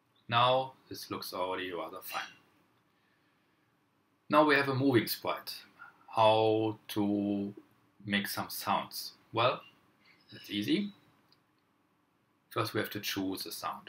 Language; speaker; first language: English; non-native, fluent; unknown